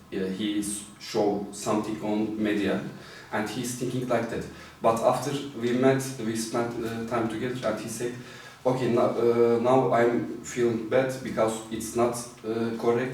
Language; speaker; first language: English; non-native, fluent; Turkish